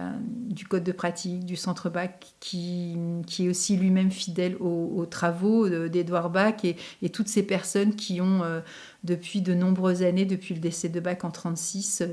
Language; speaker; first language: French; native; French